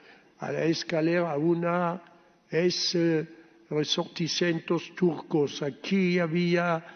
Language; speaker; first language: Spanish; early bilingual, heritage; Ladino